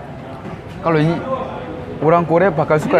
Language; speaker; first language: Indonesian; non-native, fluent; Korean